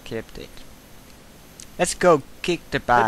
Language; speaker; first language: English; native; English